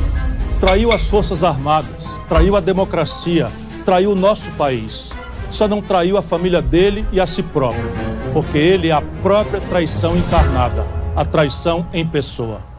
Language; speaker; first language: Portuguese; native; Portuguese